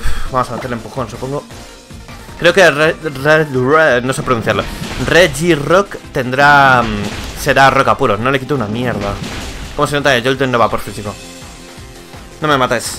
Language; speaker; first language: Spanish; native; Spanish